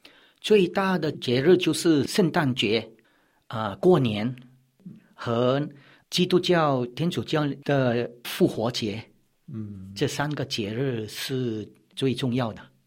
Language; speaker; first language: Chinese; early bilingual, heritage; Chinese